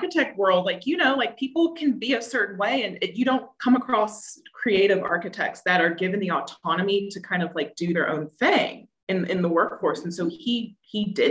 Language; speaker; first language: English; native; English